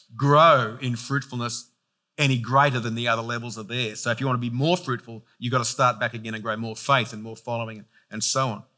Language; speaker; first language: English; native; English